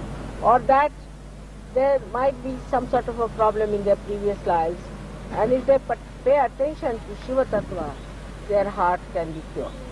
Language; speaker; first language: English; non-native, local second language; Hindi